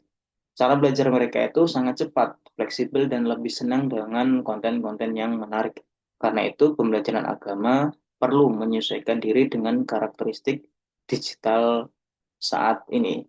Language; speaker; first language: Indonesian; native; Indonesian